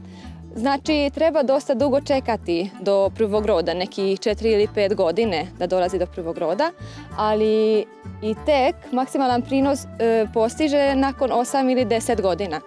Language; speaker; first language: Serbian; non-native, local second language; Hungarian